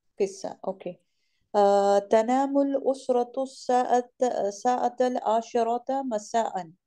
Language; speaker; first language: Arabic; non-native, learner; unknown